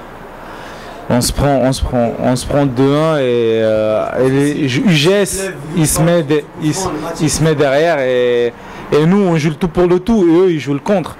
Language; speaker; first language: French; native; French